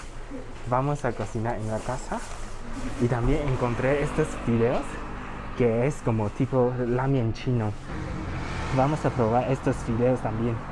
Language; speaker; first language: Spanish; non-native, fluent; Chinese